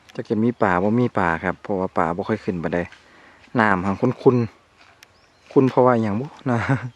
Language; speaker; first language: Thai; native; Thai